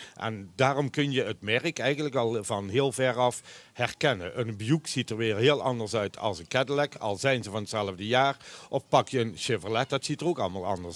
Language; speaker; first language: Dutch; native; Dutch